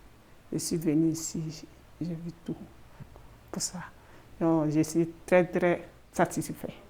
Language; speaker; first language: French; non-native, learner; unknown